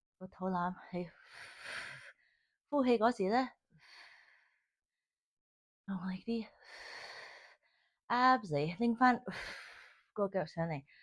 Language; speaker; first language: Cantonese; early bilingual, heritage; Cantonese